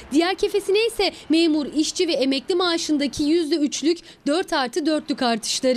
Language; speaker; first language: Turkish; native; Turkish